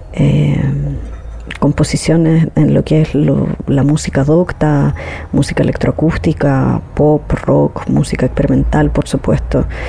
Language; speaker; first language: Spanish; native; Spanish